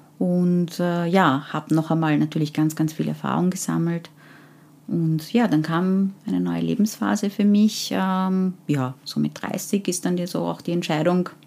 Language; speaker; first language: German; early bilingual, other home language; Persian